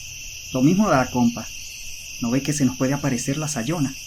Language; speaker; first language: Spanish; native; Spanish